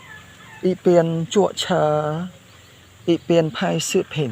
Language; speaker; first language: Chinese; non-native, learner; Khmer